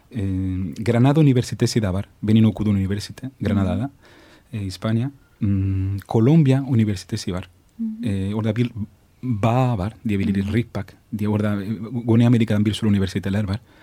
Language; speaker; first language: Turkish; non-native, fluent; Spanish